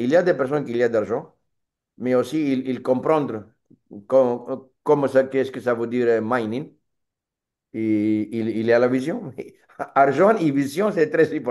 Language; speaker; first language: French; non-native, learner; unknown